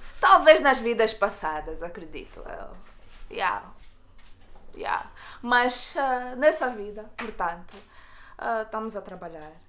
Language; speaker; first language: Portuguese; native; Portuguese